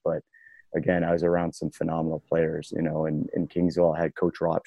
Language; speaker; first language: English; native; English